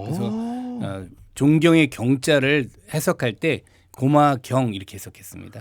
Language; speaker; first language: Korean; native; Korean